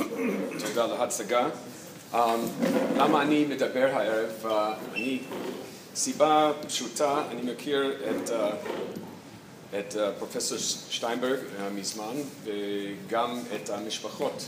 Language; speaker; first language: Hebrew; non-native, fluent; English